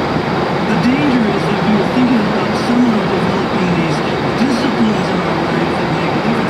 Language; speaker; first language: English; native; English